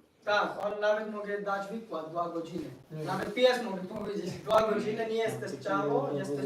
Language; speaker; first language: Polish; non-native, learner; Hindi